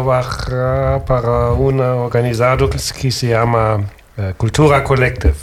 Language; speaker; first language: Spanish; non-native, learner; German